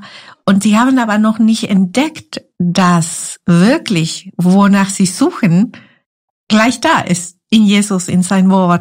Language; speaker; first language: German; non-native, fluent; Spanish